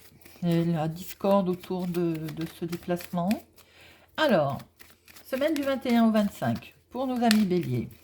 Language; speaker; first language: French; native; French